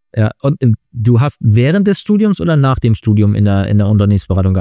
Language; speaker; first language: German; native; German